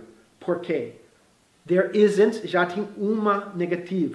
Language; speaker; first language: Portuguese; non-native, fluent; English